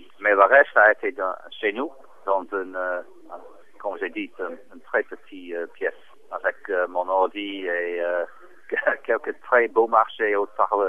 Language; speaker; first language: French; non-native, fluent; English